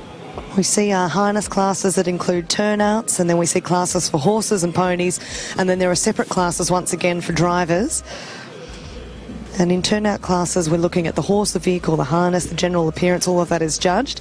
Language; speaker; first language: English; native; English